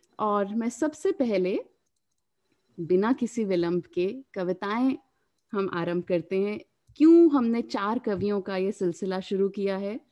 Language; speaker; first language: Hindi; native; Hindi